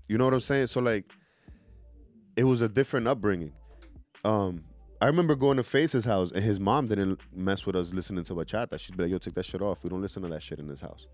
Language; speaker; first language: English; early bilingual, other home language; Spanish